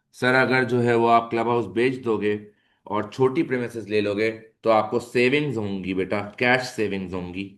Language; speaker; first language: Urdu; native; Urdu